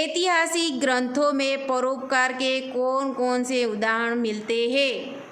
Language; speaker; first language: Hindi; non-native, local second language; Gujarati